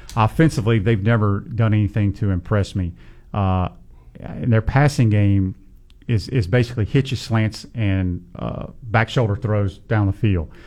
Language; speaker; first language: English; native; English